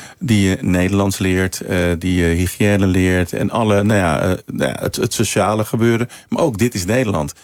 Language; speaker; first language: Dutch; early bilingual, other home language; Sranan Tongo